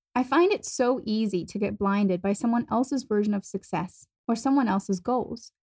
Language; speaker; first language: English; non-native, fluent; German